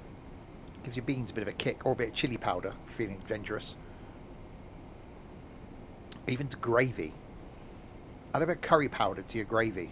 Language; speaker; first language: English; native; English